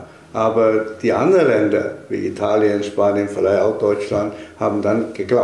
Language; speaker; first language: German; non-native, fluent; Chinese